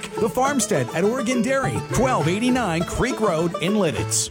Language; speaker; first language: English; native; English